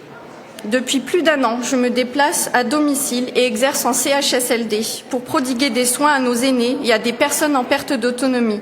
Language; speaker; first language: French; native; French